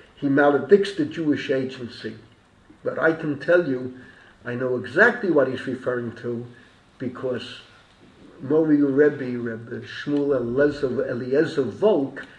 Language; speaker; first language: English; native; English